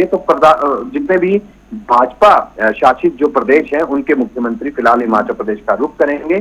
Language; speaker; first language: Hindi; native; Hindi